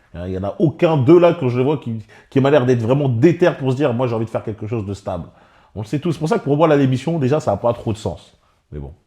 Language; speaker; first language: French; native; French